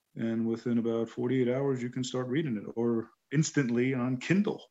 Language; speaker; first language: English; native; English